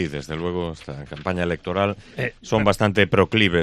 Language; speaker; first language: Spanish; native; Spanish